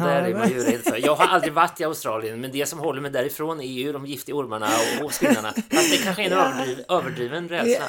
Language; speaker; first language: Swedish; native; Swedish